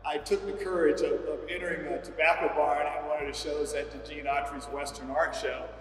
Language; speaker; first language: English; native; English